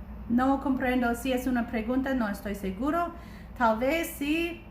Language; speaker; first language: Spanish; non-native, learner; English